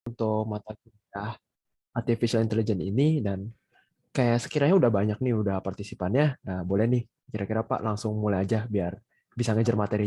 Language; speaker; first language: Indonesian; native; Indonesian